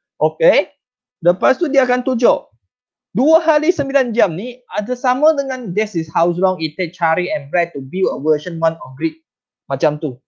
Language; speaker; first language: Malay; non-native, local second language; Chinese